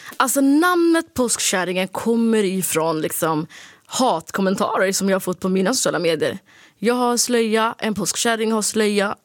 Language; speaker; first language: Swedish; early bilingual, other home language; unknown